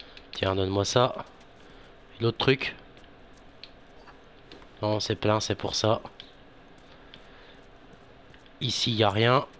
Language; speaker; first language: French; native; French